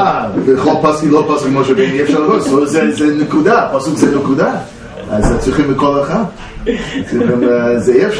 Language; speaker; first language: Hebrew; non-native, fluent; English